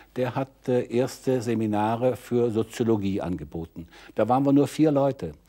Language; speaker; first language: German; native; German